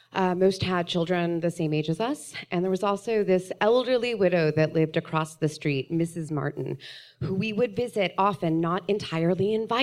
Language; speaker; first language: English; native; English